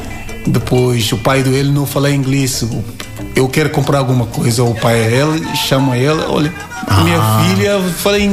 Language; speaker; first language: Portuguese; non-native, learner; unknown